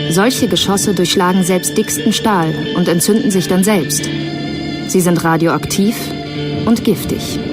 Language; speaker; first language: German; native; German